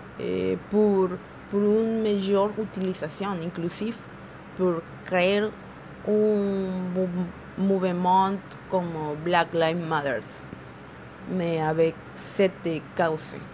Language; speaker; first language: French; non-native, learner; Spanish